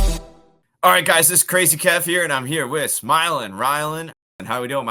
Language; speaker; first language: English; native; English